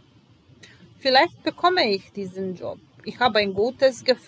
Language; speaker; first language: German; non-native, fluent; Serbian